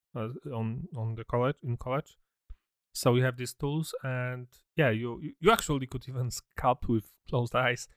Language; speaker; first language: English; non-native, fluent; Polish